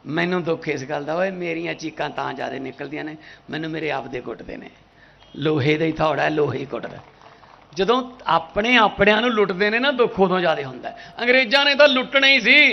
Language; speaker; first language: Punjabi; native; Punjabi